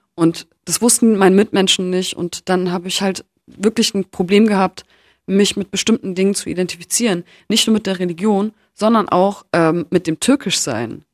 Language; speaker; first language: German; native; German